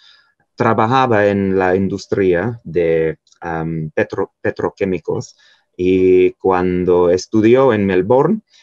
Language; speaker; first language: Spanish; non-native, fluent; English